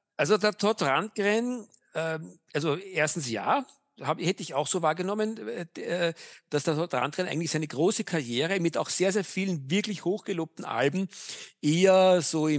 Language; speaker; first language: German; native; German